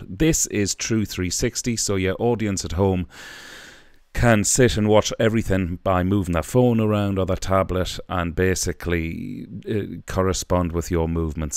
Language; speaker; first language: English; native; English